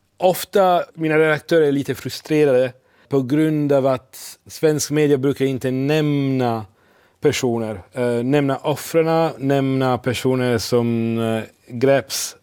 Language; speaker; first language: Swedish; non-native, fluent; Italian